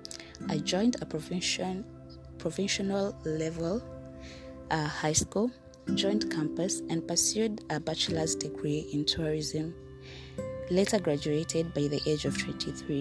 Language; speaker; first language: English; non-native, local second language; Luo (Kenya and Tanzania)